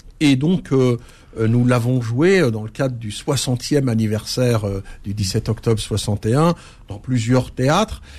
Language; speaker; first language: French; early bilingual, other home language; Arabic